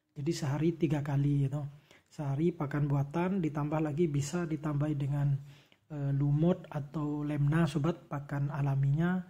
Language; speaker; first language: Indonesian; non-native, local second language; Javanese